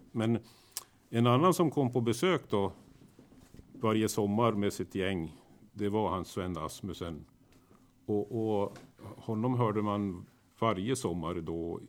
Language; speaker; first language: Swedish; native; Swedish